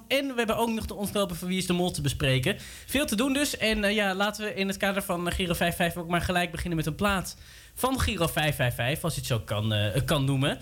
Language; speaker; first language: Dutch; native; Dutch